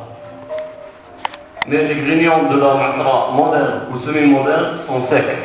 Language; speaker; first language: French; non-native, local second language; Arabic